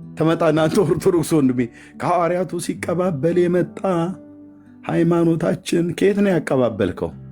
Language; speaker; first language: Amharic; native; Amharic